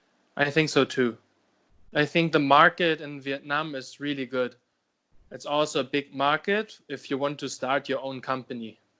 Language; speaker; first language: English; non-native, fluent; German